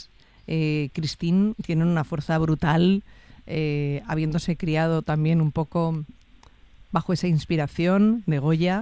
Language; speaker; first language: Spanish; native; Spanish